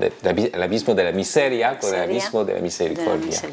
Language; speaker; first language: Spanish; non-native, fluent; French